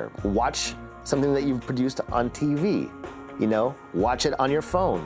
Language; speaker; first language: English; native; English